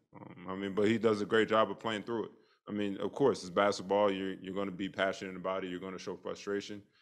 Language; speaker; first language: English; native; English